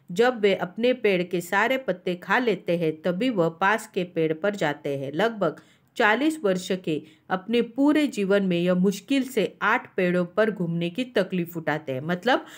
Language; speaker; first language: Hindi; non-native, local second language; Marathi